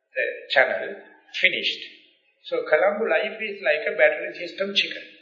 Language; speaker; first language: English; non-native, local second language; Sinhala